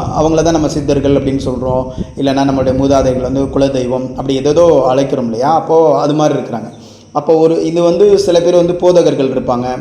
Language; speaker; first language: Tamil; native; Tamil